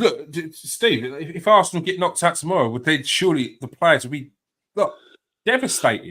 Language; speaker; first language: English; native; English